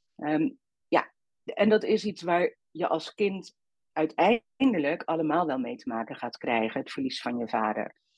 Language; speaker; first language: Dutch; native; Dutch